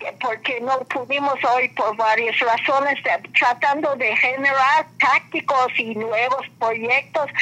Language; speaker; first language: Spanish; non-native, fluent; English